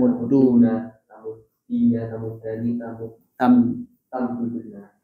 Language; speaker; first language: Arabic; non-native, learner; Indonesian